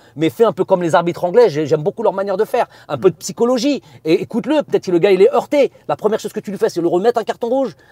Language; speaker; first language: French; native; French